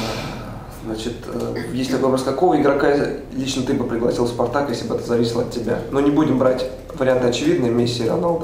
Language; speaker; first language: Russian; native; Russian